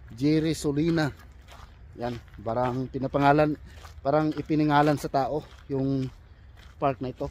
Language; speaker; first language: Filipino; non-native, local second language; Cebuano